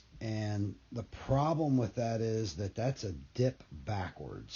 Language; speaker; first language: English; native; English